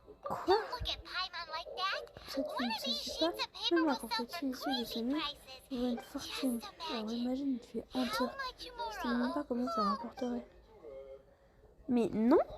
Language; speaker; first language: French; native; French